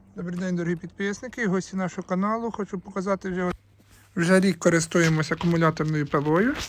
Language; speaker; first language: Ukrainian; native; Ukrainian